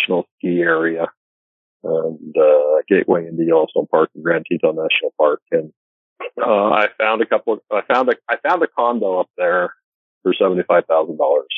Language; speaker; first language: English; native; English